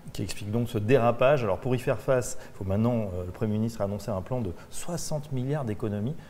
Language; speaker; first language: French; native; French